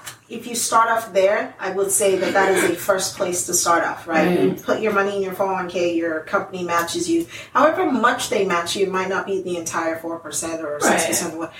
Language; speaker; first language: English; non-native, local second language; Yoruba